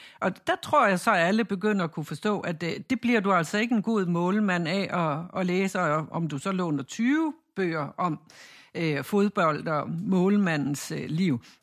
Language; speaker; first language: Danish; native; Danish